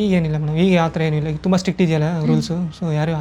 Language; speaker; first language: Kannada; early bilingual, other home language; Nepali